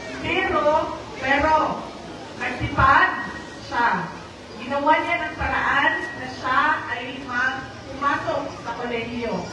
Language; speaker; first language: Filipino; non-native, local second language; Cebuano